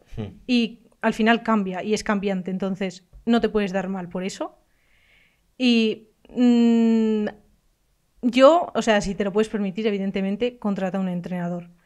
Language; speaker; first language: Spanish; native; Spanish